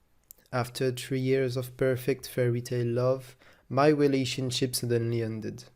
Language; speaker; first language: English; non-native, fluent; French